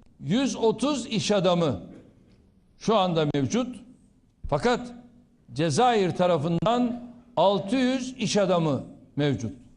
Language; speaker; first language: Turkish; native; Turkish